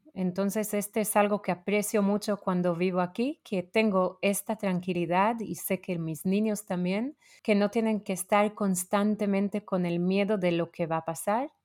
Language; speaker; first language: Spanish; non-native, fluent; Hebrew